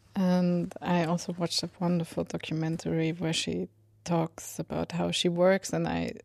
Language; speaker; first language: English; non-native, fluent; Swedish